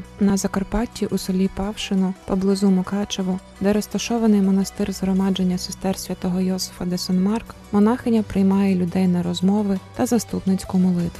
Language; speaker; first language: Ukrainian; native; Ukrainian